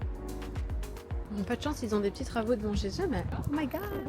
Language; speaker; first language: French; native; French